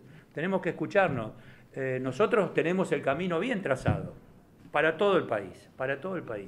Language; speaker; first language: Spanish; native; Spanish